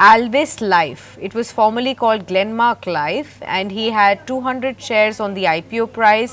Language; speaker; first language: English; non-native, local second language; Hindi